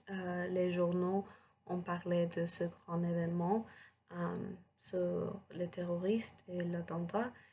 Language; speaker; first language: French; non-native, learner; English